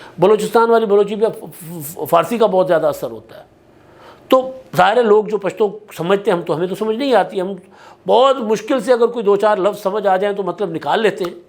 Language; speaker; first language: Urdu; non-native, local second language; Sindhi